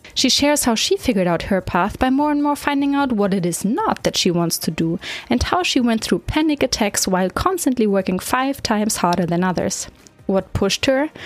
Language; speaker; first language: English; non-native, fluent; German